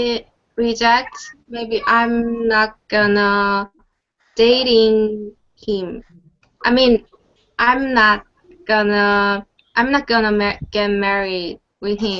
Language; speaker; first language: English; non-native, learner; Korean